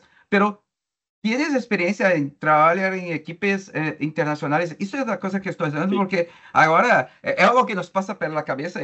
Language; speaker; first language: Spanish; non-native, learner; Portuguese